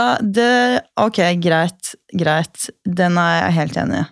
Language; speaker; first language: Norwegian; native; Norwegian